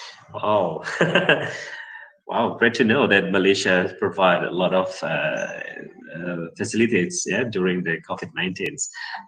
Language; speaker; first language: English; non-native, fluent; Indonesian